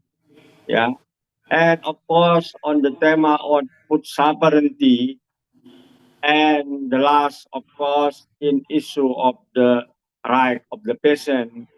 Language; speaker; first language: English; non-native, learner; Indonesian